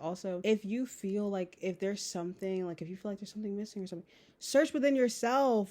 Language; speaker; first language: English; native; English